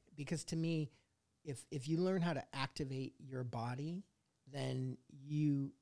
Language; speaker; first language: English; native; English